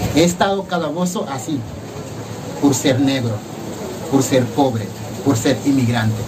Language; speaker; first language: Spanish; non-native, fluent; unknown